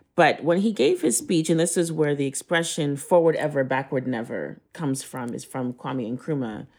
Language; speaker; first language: English; native; English